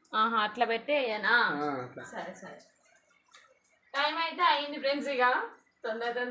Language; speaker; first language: Telugu; native; Telugu